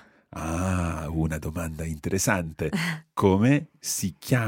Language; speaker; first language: Italian; non-native, fluent; English